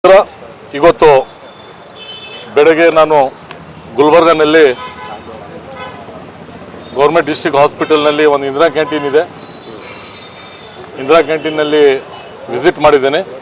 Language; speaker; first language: Kannada; non-native, local second language; Urdu